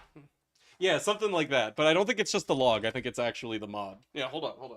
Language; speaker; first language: English; native; English